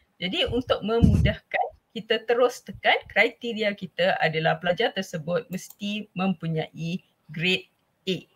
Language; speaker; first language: Malay; non-native, local second language; Tamil